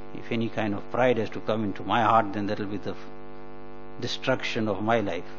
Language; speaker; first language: English; native; English